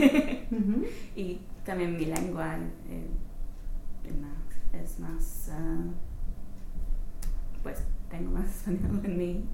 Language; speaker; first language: Spanish; non-native, learner; English